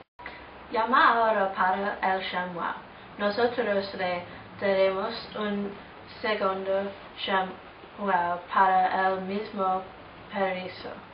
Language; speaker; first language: Spanish; non-native, learner; English